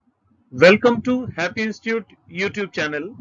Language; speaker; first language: Hindi; native; Hindi